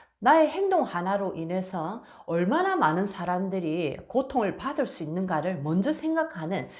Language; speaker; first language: Korean; native; Korean